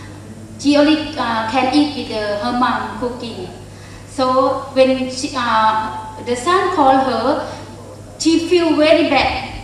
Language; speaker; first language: English; non-native, learner; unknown